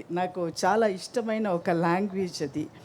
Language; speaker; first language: Telugu; non-native, fluent; Tamil